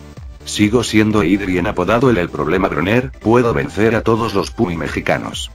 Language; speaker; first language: Spanish; native; Spanish